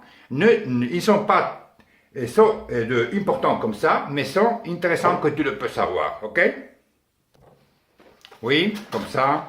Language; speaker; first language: French; non-native, learner; Spanish